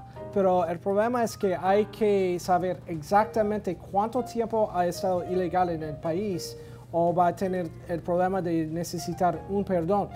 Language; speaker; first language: Spanish; non-native, fluent; English